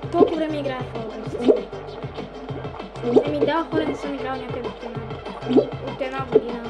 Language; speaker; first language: Bulgarian; native; Bulgarian